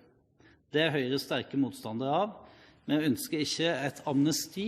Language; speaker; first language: Norwegian; native; Norwegian